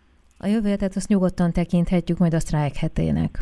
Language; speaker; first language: Hungarian; native; Hungarian